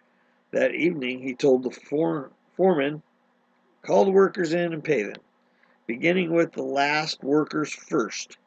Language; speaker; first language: English; native; English